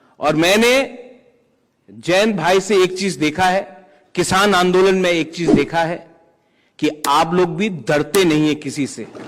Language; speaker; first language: Hindi; non-native, local second language; Kok Borok